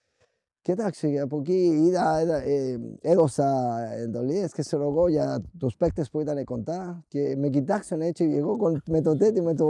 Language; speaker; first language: Greek; non-native, fluent; Spanish